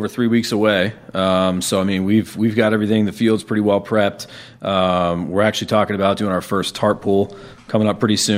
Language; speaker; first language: English; native; English